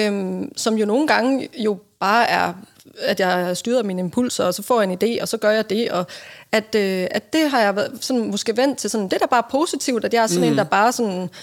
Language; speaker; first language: Danish; native; Danish